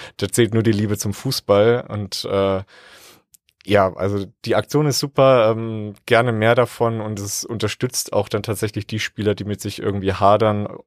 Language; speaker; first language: German; native; German